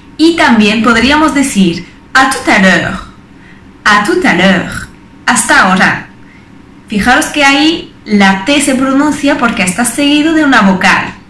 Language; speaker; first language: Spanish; non-native, fluent; French